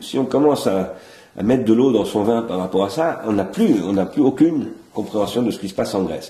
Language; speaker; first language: French; native; French